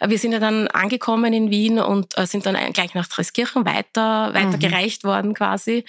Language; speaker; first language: German; early bilingual, other home language; Persian